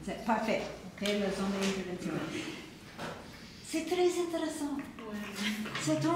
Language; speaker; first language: French; non-native, learner; English